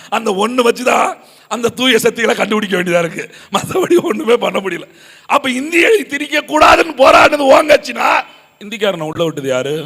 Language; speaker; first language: Tamil; native; Tamil